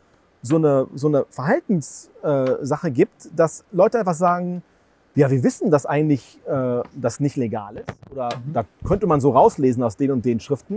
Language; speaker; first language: German; native; German